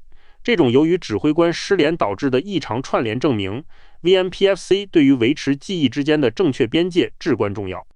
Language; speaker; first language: Chinese; native; Chinese